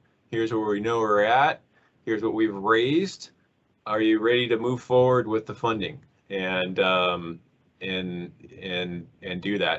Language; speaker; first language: English; native; English